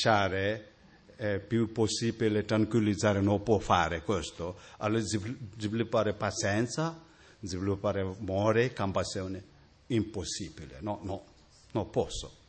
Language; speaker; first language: Italian; non-native, learner; Tibetan